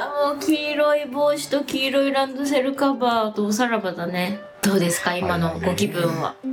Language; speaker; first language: Japanese; native; Japanese